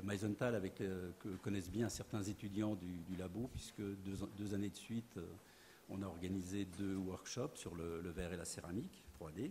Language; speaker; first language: French; native; French